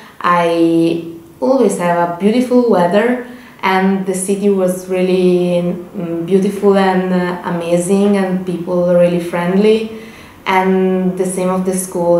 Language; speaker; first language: English; non-native, learner; Italian